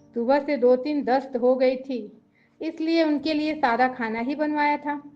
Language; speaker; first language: Hindi; native; Hindi